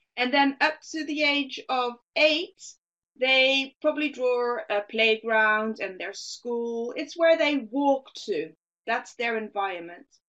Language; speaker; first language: English; non-native, fluent; Dutch